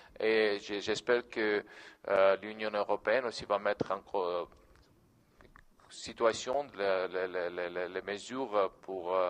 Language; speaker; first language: French; non-native, learner; Georgian